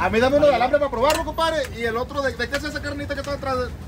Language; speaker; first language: Spanish; native; Spanish